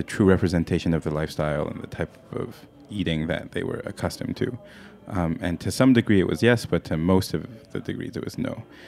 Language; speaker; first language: English; non-native, local second language; Cantonese